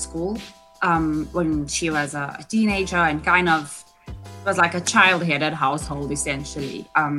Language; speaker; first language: English; native; English